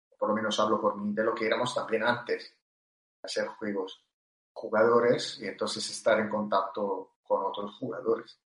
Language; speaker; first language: Spanish; non-native, fluent; Italian